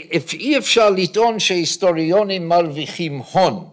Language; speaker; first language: Hebrew; non-native, fluent; English